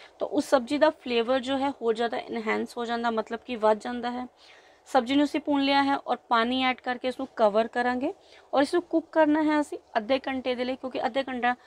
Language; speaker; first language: Hindi; non-native, local second language; Punjabi